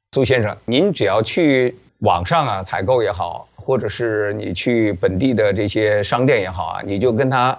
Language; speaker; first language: Chinese; native; Chinese